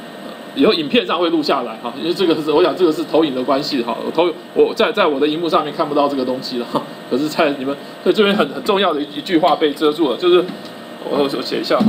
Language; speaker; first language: Chinese; native; Chinese